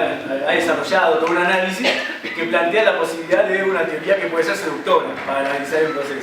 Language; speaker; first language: Spanish; native; Spanish